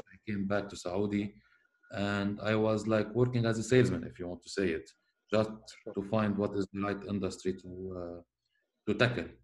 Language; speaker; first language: English; non-native, fluent; Arabic